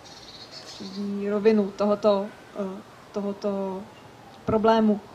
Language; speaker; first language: Czech; native; Czech